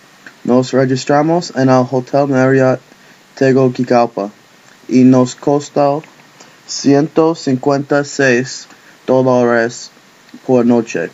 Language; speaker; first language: Spanish; non-native, learner; English